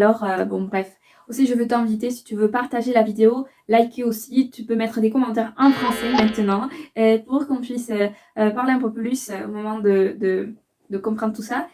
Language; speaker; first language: French; non-native, fluent; Spanish